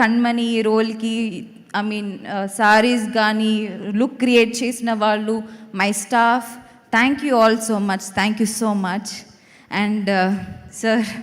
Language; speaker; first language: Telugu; non-native, local second language; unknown